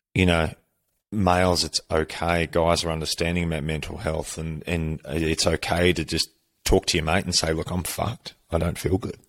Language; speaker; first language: English; native; English